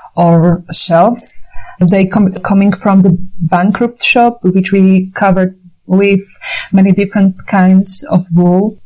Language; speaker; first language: English; non-native, fluent; Slovak